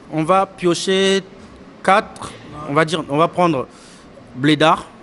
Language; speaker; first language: French; non-native, local second language; Lingala